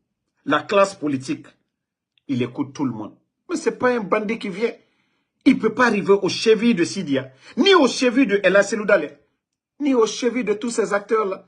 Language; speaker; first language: French; non-native, local second language; Mandingo